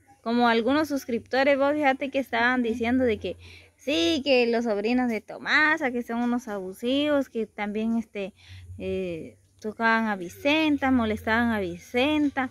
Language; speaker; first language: Spanish; native; Spanish